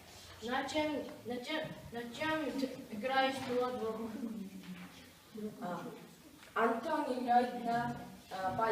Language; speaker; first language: Russian; non-native, learner; Mongolian